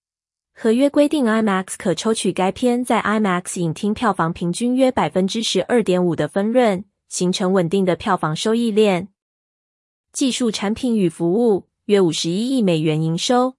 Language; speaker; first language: Chinese; native; Chinese